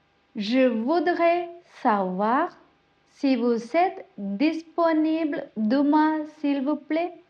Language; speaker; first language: French; non-native, fluent; Tamil